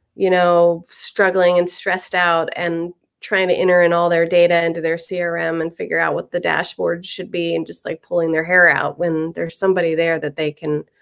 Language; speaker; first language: English; native; English